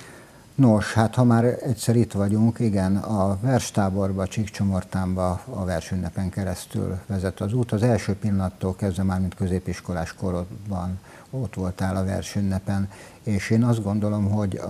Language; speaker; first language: Hungarian; native; Hungarian